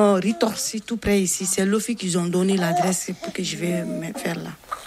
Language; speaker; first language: French; non-native, learner; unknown